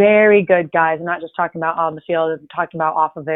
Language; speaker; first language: English; early bilingual, other home language; Spanish